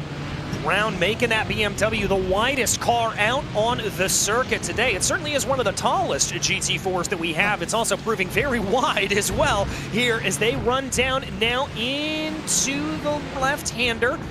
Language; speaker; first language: English; native; English